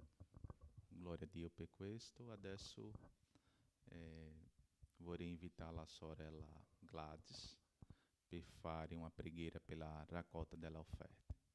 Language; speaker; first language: Italian; non-native, learner; Portuguese